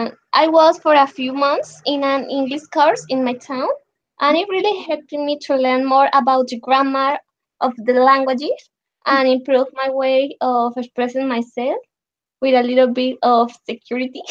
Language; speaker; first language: English; non-native, learner; Spanish